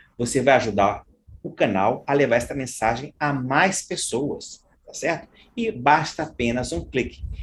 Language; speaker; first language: Portuguese; native; Portuguese